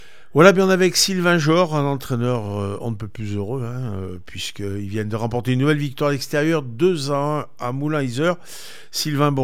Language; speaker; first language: French; native; French